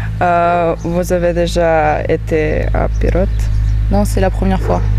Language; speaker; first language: French; non-native, learner; Serbian